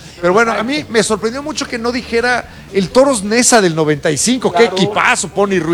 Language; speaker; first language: Spanish; native; Spanish